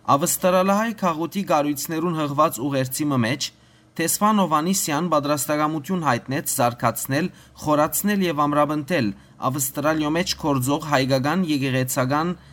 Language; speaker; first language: Armenian; early bilingual, heritage; Armenian